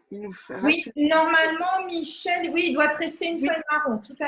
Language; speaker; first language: French; native; French